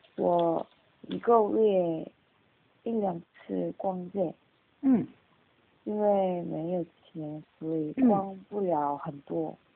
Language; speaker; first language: Chinese; non-native, learner; Korean